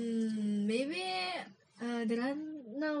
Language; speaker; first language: English; non-native, learner; Indonesian